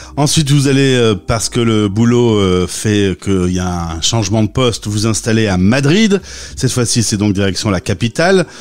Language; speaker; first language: French; native; French